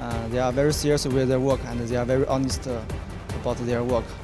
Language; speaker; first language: English; non-native, fluent; Chinese